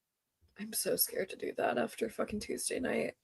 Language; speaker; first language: English; native; English